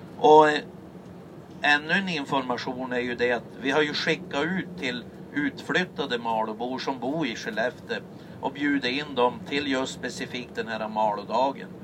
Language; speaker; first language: Swedish; native; Swedish